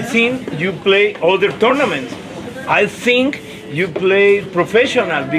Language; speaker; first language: English; non-native, learner; Spanish